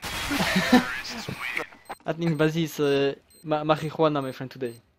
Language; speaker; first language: English; non-native, fluent; French